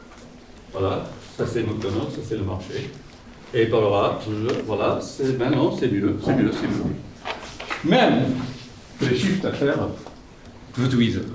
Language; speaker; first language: French; non-native, fluent; English